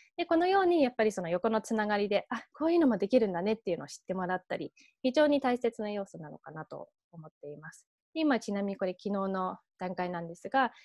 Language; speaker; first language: Japanese; early bilingual, heritage; Japanese